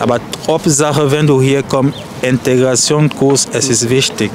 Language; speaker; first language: German; non-native, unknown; French